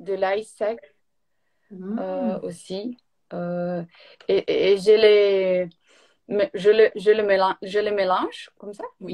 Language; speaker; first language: French; non-native, learner; Portuguese